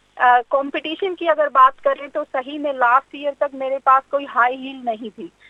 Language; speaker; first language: Hindi; native; Hindi